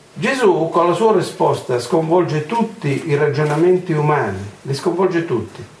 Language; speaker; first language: Italian; non-native, fluent; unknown